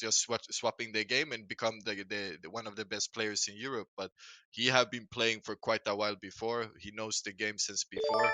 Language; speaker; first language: English; non-native, fluent; Swedish